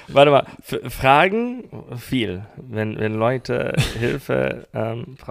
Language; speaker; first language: German; non-native, learner; English